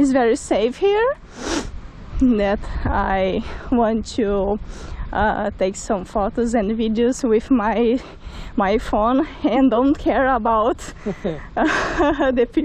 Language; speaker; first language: English; non-native, learner; Portuguese